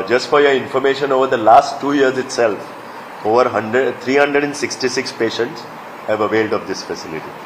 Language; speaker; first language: English; non-native, local second language; Konkani